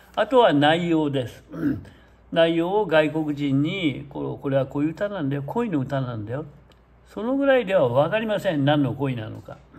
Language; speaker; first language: Japanese; native; Japanese